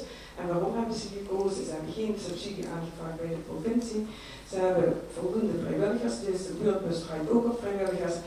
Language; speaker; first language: Dutch; native; Dutch